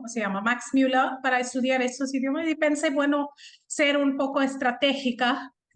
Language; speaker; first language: Spanish; non-native, fluent; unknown